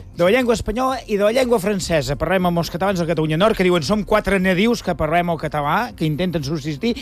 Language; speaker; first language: Catalan; native; Catalan